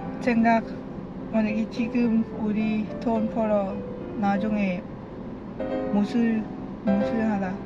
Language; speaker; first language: Korean; non-native, learner; Lao